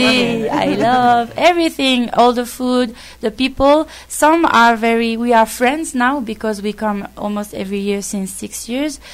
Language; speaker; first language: English; non-native, fluent; French